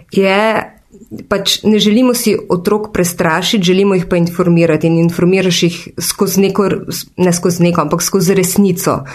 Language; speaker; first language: Slovenian; native; Slovenian